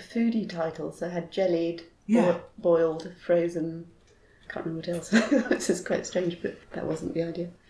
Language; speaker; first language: English; native; English